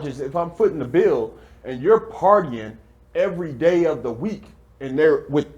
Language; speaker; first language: English; native; English